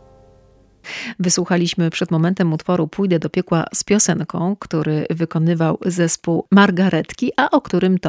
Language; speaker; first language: Polish; native; Polish